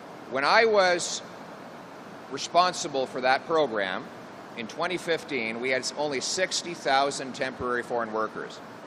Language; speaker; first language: English; native; English